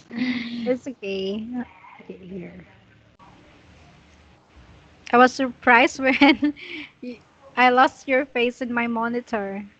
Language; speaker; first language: English; non-native, fluent; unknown